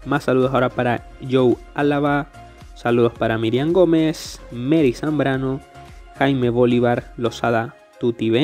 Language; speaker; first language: Spanish; native; Spanish